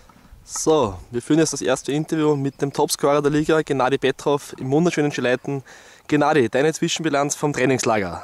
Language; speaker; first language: German; native; German